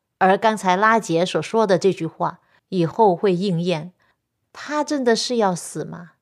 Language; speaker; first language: Chinese; non-native, local second language; Cantonese